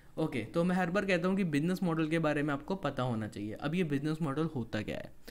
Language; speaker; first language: Hindi; native; Hindi